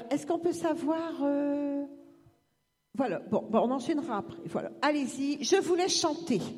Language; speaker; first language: French; native; French